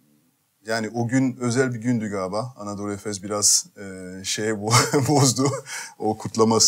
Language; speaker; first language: Turkish; non-native, fluent; French